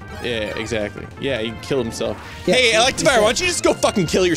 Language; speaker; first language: English; native; English